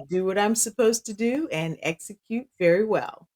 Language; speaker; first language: English; native; English